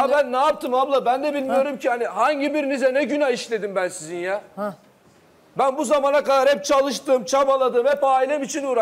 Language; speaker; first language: Turkish; native; Turkish